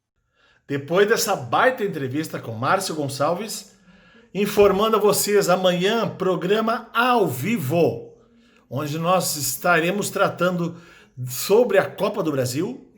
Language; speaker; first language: Portuguese; native; Portuguese